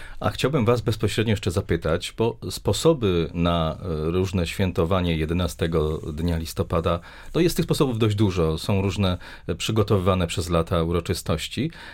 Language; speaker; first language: Polish; native; Polish